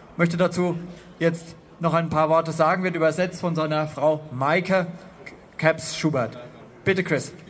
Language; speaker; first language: German; native; German